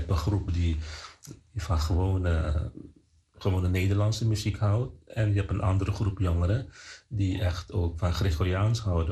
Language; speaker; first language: Dutch; non-native, fluent; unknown